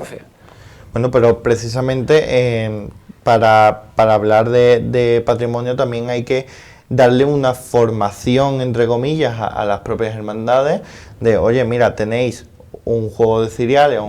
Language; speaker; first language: Spanish; native; Spanish